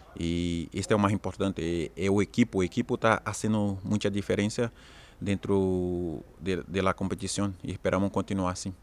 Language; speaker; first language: Portuguese; native; Portuguese